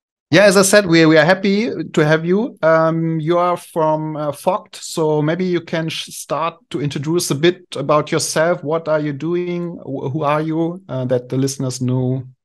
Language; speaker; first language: English; non-native, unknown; German